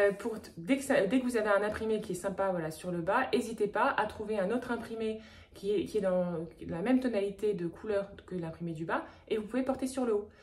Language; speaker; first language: French; native; French